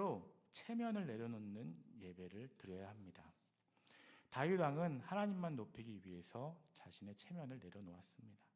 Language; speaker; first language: Korean; native; Korean